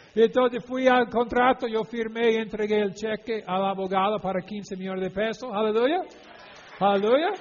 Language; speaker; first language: Spanish; non-native, fluent; English